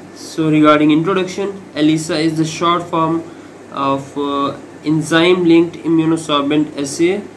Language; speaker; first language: English; non-native, local second language; Urdu